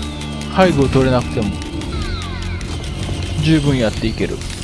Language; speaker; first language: Japanese; native; Japanese